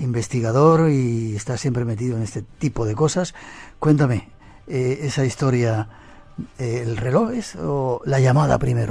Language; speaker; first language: Spanish; native; Spanish